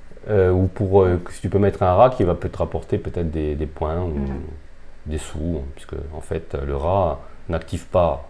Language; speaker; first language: French; native; French